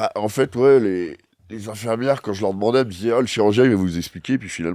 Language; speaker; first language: French; native; French